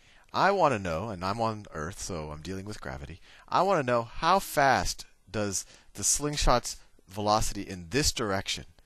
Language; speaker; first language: English; native; English